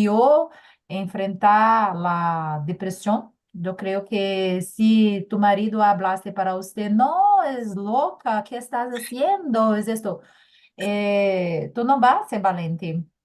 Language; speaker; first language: Spanish; non-native, learner; Portuguese